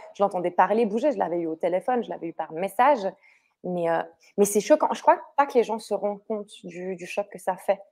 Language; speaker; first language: French; early bilingual, other home language; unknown